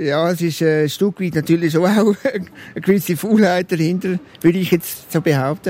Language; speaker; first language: German; native; German